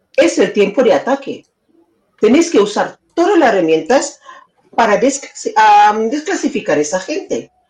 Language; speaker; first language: Spanish; non-native, fluent; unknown